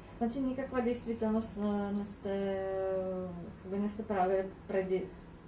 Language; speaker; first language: Bulgarian; non-native, fluent; Czech